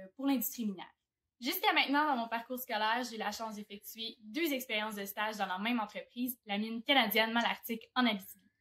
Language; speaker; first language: French; native; French